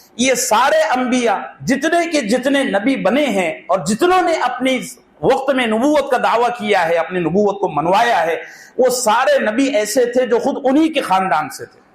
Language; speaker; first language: Urdu; native; Urdu